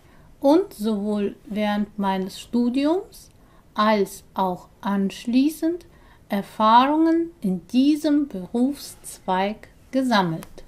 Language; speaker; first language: German; non-native, fluent; Persian